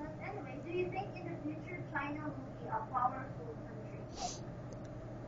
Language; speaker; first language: English; non-native, local second language; Filipino